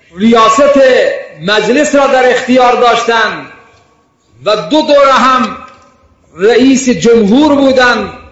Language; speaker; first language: Persian; non-native, local second language; Baluchi